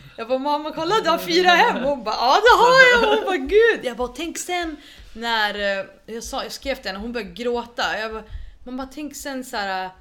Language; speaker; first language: Swedish; early bilingual, other home language; Arabic